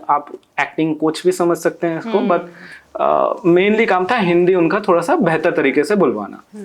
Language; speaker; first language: Hindi; non-native, local second language; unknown